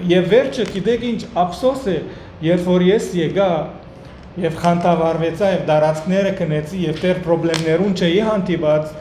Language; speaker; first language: Armenian; early bilingual, heritage; Armenian